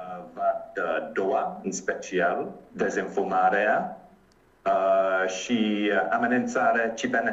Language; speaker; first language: Romanian; non-native, learner; English